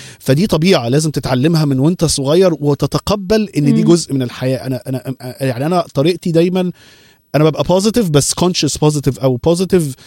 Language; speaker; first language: Arabic; early bilingual, heritage; Arabic